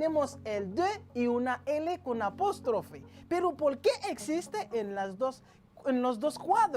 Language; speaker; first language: Spanish; non-native, local second language; French